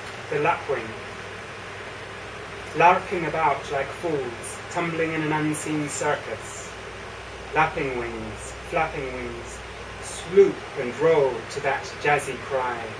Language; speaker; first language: English; native; English